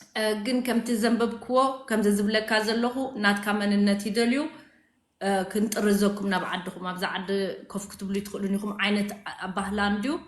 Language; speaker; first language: Tigrinya; native; Tigrinya